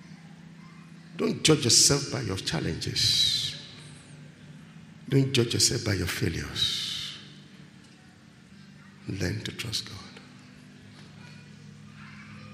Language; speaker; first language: English; non-native, local second language; Yoruba